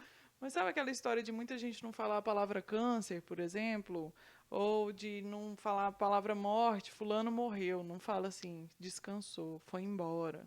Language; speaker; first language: Portuguese; native; Portuguese